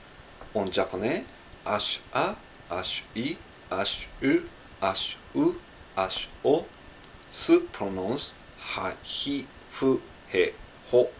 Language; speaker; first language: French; non-native, learner; Japanese